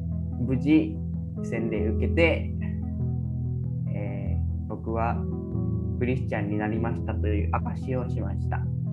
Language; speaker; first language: Japanese; early bilingual, other home language; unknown